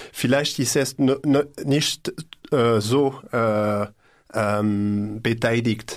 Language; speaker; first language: German; non-native, learner; French